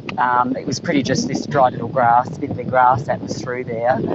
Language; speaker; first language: English; native; English